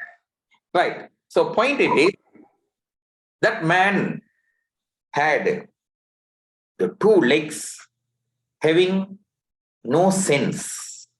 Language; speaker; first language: English; non-native, local second language; Tamil